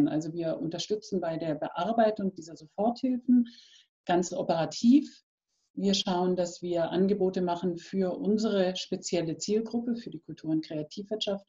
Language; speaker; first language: German; native; German